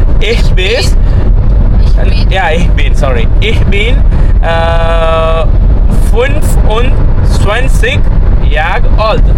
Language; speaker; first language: German; non-native, learner; Malayalam